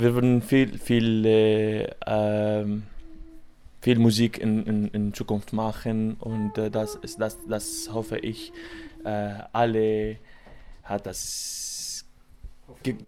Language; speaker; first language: German; non-native, learner; Arabic